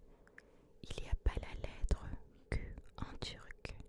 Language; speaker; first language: French; early bilingual, other home language; Turkish